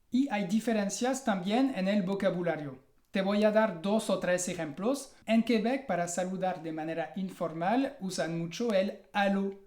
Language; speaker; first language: Spanish; non-native, fluent; French